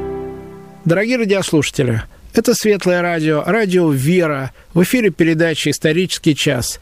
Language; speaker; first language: Russian; native; Russian